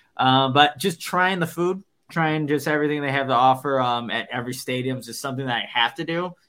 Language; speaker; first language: English; native; English